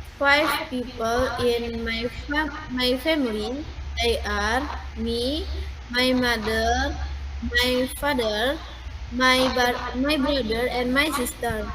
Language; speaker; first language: English; non-native, learner; Indonesian